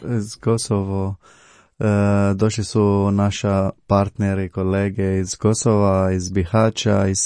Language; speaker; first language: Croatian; non-native, learner; Arabic